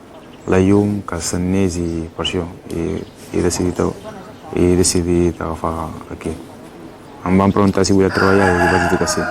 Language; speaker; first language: Catalan; early bilingual, other home language; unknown